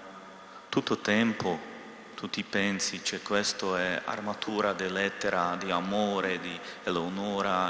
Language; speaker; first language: Italian; non-native, learner; Russian